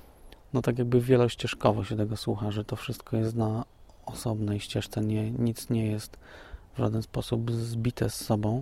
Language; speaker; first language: Polish; native; Polish